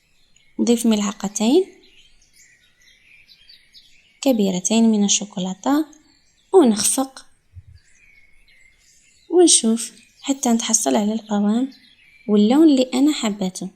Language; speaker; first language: Arabic; native; Arabic